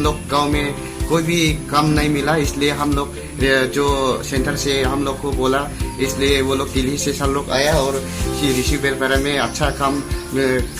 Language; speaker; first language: Hindi; non-native, local second language; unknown